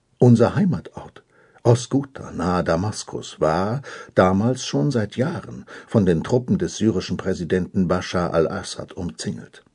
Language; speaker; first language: German; native; German